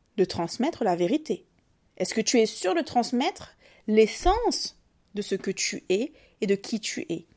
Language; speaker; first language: French; native; French